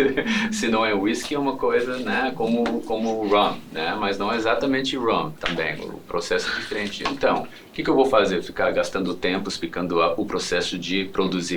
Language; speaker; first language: Portuguese; non-native, fluent; English